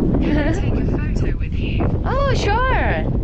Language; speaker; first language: English; non-native, learner; Korean